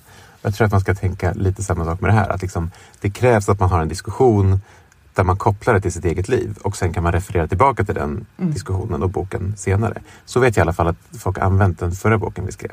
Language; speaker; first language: Swedish; native; Swedish